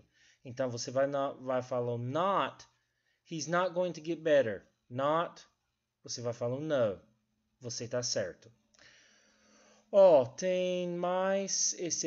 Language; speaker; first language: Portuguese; non-native, learner; English